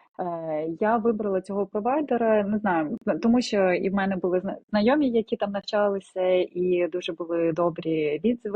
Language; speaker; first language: Ukrainian; non-native, local second language; Russian